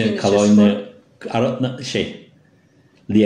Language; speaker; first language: Albanian; non-native, learner; Turkish